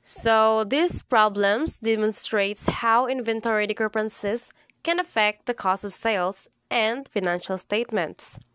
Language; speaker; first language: English; non-native, local second language; Cebuano